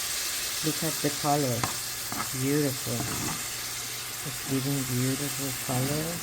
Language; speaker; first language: English; non-native, learner; Persian